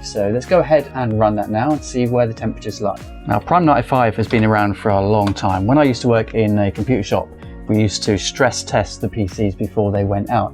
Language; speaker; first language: English; native; English